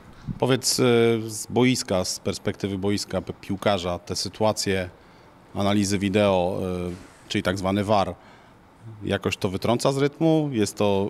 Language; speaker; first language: Polish; native; Polish